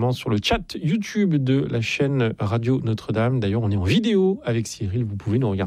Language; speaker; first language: French; native; French